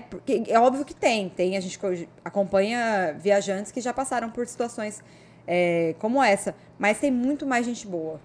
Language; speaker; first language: Portuguese; native; Portuguese